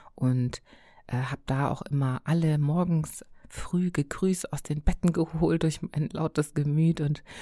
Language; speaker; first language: German; early bilingual, other home language; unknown